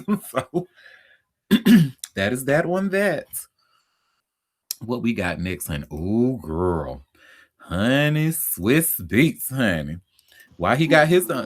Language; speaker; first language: English; native; English